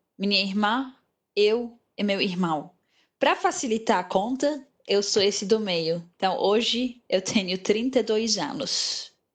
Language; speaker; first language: Portuguese; non-native, fluent; Arabic